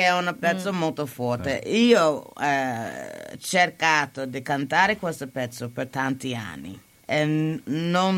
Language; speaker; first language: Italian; non-native, learner; English